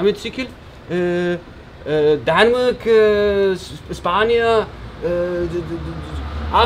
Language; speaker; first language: German; non-native, learner; Norwegian